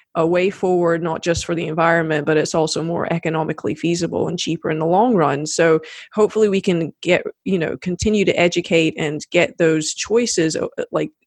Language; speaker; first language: English; native; English